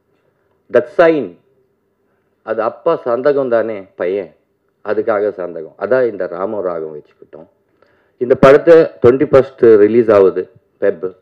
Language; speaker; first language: Tamil; non-native, learner; Telugu